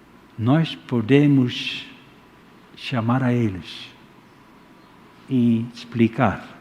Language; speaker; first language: Portuguese; non-native, fluent; Dutch